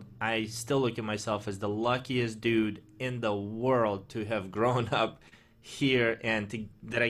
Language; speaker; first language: English; early bilingual, other home language; Russian